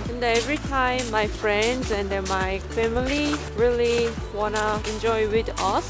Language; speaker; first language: English; non-native, learner; Korean